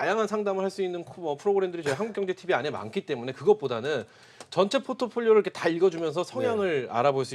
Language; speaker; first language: Korean; native; Korean